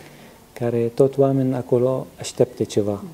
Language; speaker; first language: Romanian; non-native, learner; Arabic